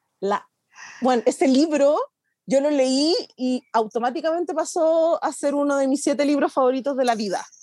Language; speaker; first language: Spanish; native; Spanish